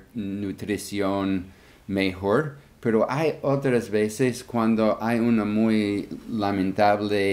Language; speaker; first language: Spanish; non-native, fluent; English